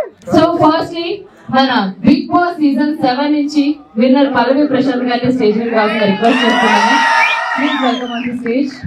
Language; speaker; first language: Telugu; native; Telugu